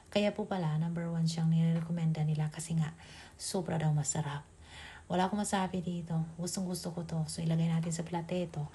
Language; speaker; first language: Filipino; native; Filipino